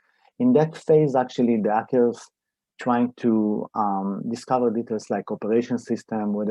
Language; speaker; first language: English; non-native, fluent; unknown